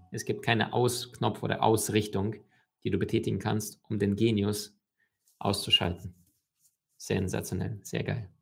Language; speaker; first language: German; early bilingual, other home language; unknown